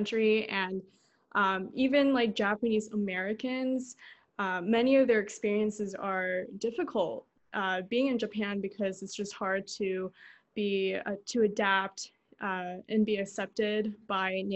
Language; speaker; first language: English; early bilingual, other home language; Korean